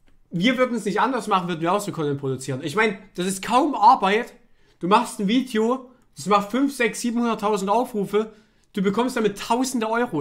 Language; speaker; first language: German; native; German